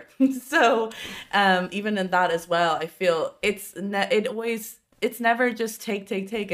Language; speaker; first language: English; native; English